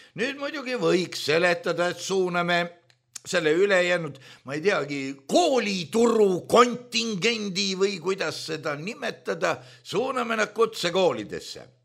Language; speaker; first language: Estonian; native; Estonian